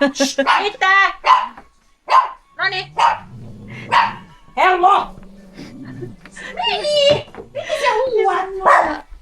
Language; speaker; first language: Finnish; native; Finnish